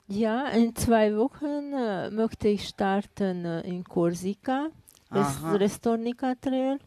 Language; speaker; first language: German; non-native, fluent; Hungarian